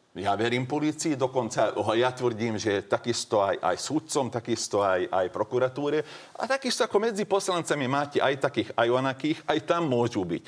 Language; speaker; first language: Slovak; non-native, local second language; Hungarian